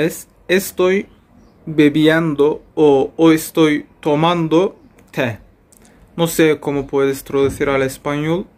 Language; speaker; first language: Spanish; non-native, fluent; Turkish